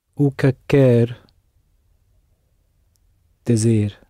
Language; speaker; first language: Portuguese; non-native, learner; English